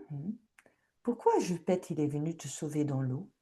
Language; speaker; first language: French; native; French